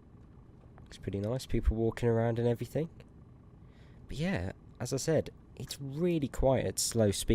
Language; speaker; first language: English; native; English